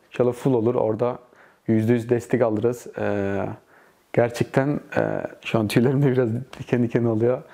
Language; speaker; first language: Turkish; early bilingual, heritage; Turkish